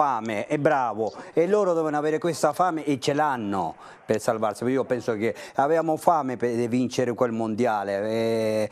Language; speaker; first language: Italian; non-native, fluent; Spanish